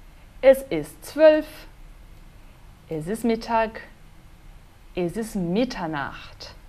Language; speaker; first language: German; non-native, fluent; Portuguese